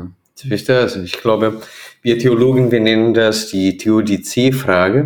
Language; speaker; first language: German; non-native, fluent; Portuguese